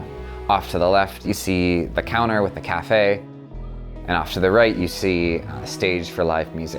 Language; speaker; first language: English; native; English